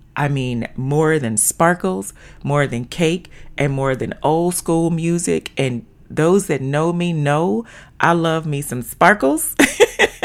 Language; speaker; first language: English; native; English